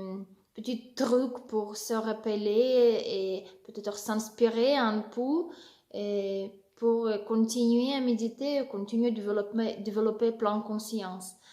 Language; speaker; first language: French; non-native, learner; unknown